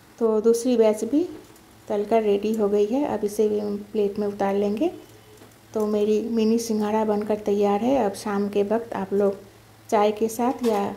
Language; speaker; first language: Hindi; non-native, local second language; Bangla